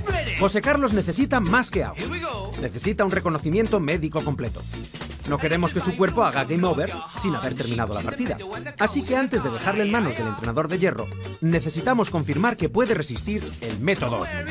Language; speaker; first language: Spanish; native; Spanish